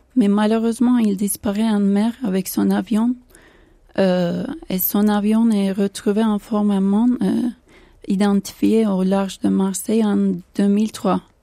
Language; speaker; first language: French; non-native, learner; Turkish